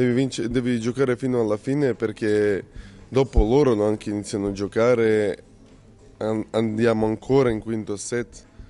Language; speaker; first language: Italian; non-native, learner; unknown